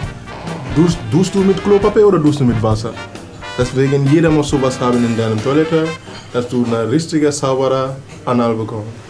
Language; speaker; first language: German; non-native, learner; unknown